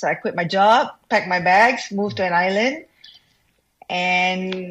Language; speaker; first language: English; non-native, local second language; Malay